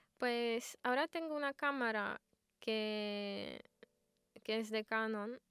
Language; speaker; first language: Spanish; non-native, fluent; Russian